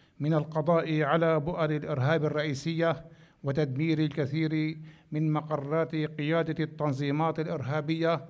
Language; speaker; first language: Arabic; native; Arabic